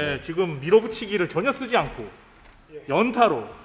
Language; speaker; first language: Korean; native; Korean